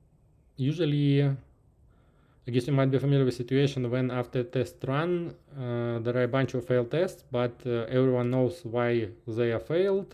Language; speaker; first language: English; non-native, fluent; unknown